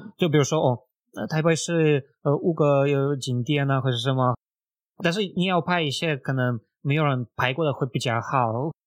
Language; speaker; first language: Chinese; non-native, fluent; Russian